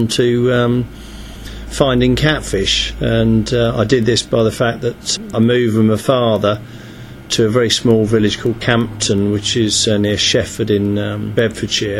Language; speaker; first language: English; native; English